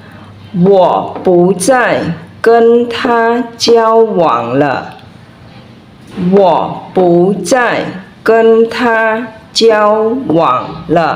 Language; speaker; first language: Chinese; non-native, fluent; Khmer